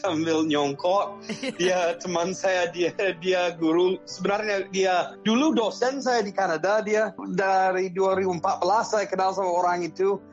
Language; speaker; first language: Indonesian; non-native, fluent; English